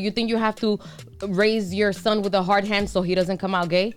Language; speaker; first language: English; early bilingual, other home language; Spanish